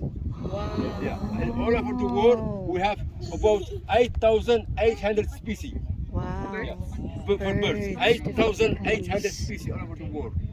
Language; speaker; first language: English; non-native, learner; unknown